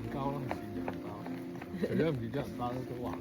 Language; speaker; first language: Cantonese; native; Cantonese